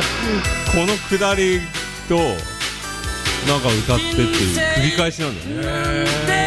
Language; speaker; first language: Japanese; native; Japanese